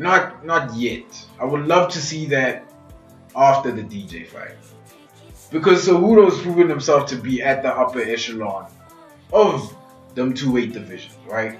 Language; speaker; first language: English; native; English